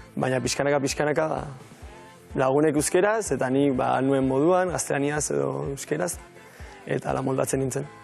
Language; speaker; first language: Basque; non-native, local second language; Spanish